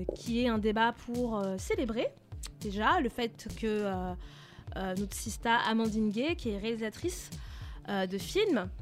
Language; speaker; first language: French; native; French